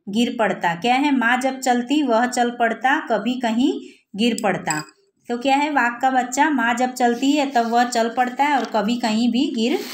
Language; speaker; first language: Hindi; non-native, local second language; Gujarati